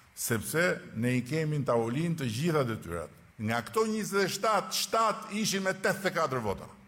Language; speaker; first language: Albanian; native; Albanian